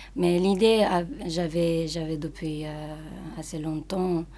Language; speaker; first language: French; non-native, fluent; Japanese